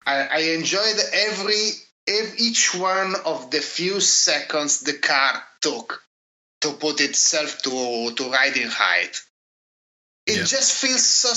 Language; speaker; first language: English; non-native, fluent; Italian